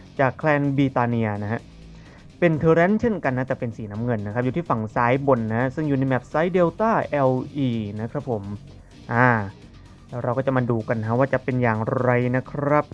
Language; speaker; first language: Thai; native; Thai